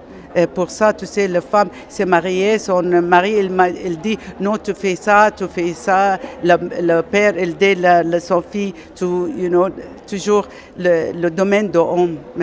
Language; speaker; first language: French; non-native, learner; Arabic